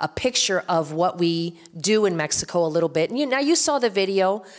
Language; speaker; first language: English; native; English